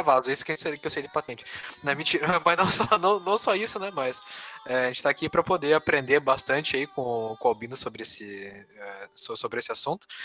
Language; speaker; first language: Portuguese; native; Portuguese